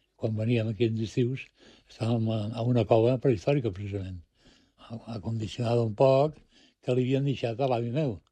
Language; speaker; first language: Catalan; non-native, local second language; Spanish